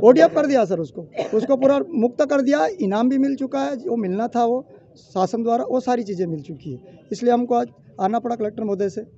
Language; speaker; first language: Hindi; native; Hindi